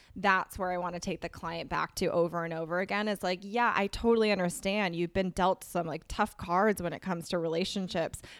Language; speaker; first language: English; native; English